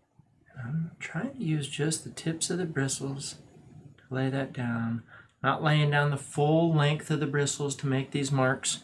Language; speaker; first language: English; native; English